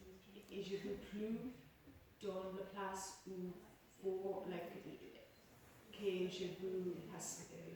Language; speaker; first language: French; non-native, learner; English